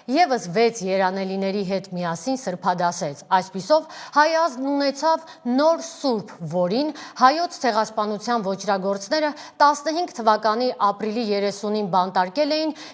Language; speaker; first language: Armenian; native; Armenian